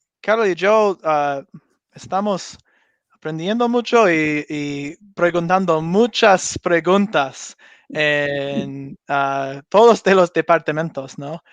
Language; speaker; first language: Spanish; non-native, learner; English